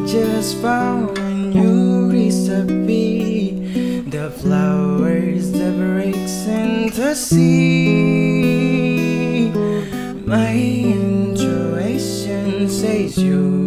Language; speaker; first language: English; non-native, learner; Indonesian